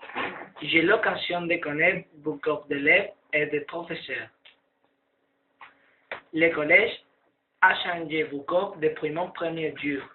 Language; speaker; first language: French; non-native, learner; Spanish